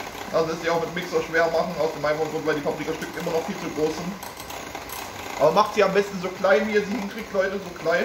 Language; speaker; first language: German; native; German